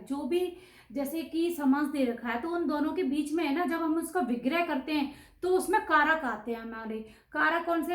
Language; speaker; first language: Hindi; native; Hindi